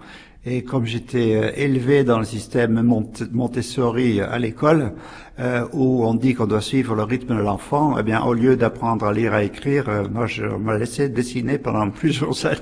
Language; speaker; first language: French; native; French